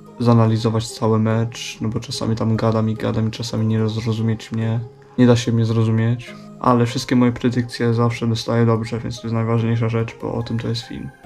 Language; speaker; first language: Polish; early bilingual, heritage; Polish